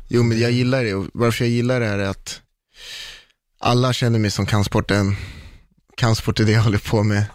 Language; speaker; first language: Swedish; early bilingual, other home language; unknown